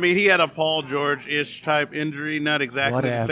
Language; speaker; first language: English; native; English